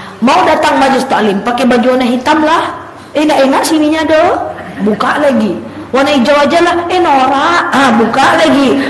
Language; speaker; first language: Indonesian; native; Indonesian